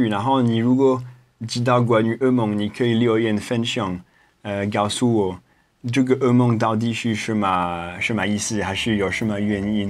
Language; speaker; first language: Chinese; non-native, fluent; French